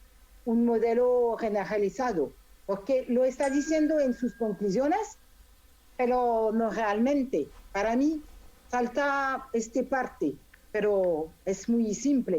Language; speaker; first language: Spanish; non-native, fluent; French